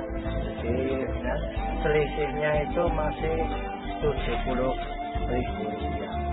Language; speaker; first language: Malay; non-native, local second language; Javanese